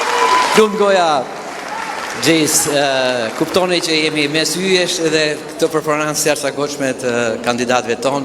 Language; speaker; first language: Albanian; native; Albanian